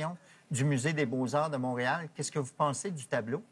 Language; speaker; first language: French; native; French